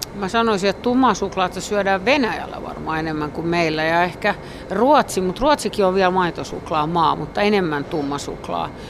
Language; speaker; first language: Finnish; non-native, local second language; Swedish